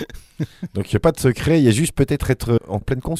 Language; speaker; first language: French; native; French